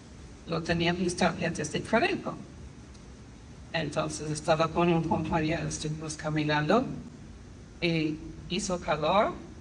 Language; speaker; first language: Spanish; non-native, fluent; English